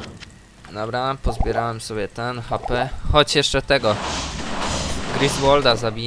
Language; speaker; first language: Polish; native; Polish